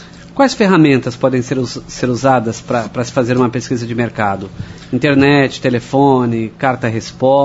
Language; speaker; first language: Portuguese; native; Portuguese